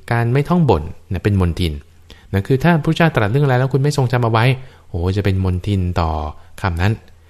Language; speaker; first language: Thai; native; Thai